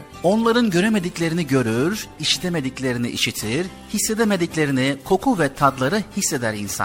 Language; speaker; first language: Turkish; native; Turkish